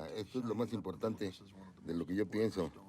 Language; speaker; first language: Spanish; native; Spanish